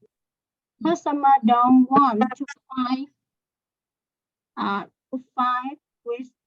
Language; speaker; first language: English; non-native, learner; Vietnamese